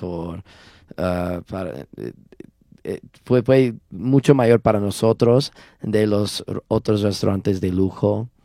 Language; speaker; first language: Spanish; non-native, learner; English